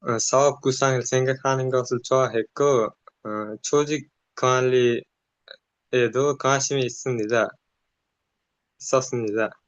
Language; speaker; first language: Korean; non-native, learner; Uzbek